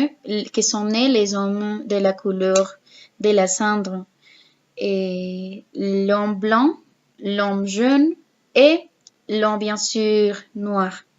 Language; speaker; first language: French; non-native, learner; Spanish